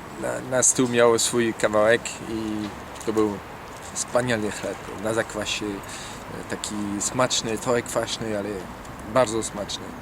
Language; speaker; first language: Polish; non-native, learner; French